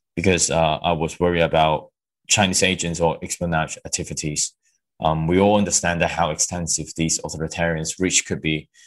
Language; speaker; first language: English; non-native, local second language; Cantonese